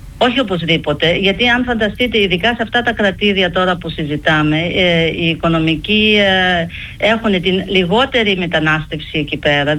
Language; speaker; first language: Greek; early bilingual, heritage; Greek